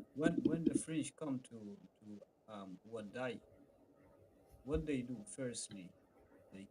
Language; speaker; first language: English; non-native, fluent; Arabic